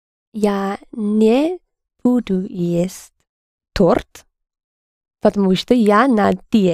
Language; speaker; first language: Russian; non-native, learner; English